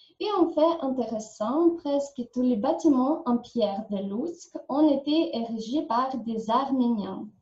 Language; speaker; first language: French; non-native, learner; Ukrainian